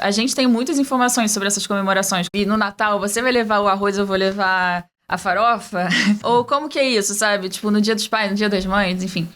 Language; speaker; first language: Portuguese; early bilingual, heritage; Portuguese